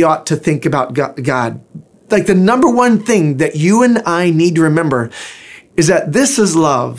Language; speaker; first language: English; native; English